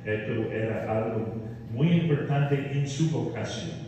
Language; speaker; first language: Spanish; non-native, fluent; English